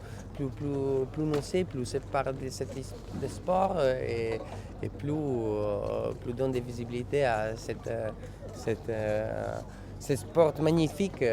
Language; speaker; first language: French; non-native, fluent; Italian